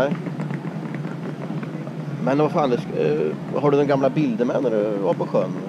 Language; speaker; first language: Swedish; native; Swedish